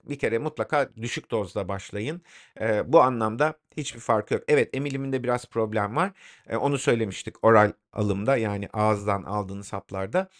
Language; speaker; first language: Turkish; native; Turkish